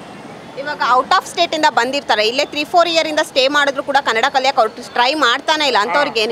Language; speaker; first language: Kannada; native; Kannada